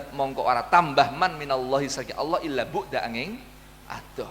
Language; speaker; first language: Indonesian; non-native, local second language; Javanese